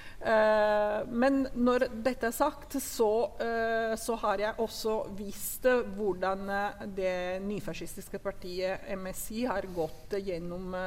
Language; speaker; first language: Norwegian; non-native, fluent; Italian